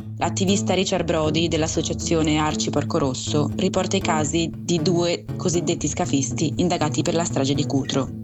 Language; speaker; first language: Italian; native; Italian